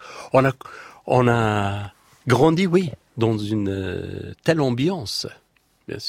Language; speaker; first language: French; non-native, fluent; Persian